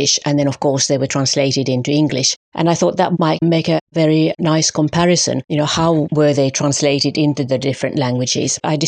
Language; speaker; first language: English; non-native, fluent; Finnish